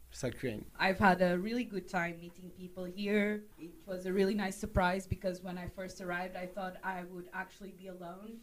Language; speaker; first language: English; non-native, fluent; Portuguese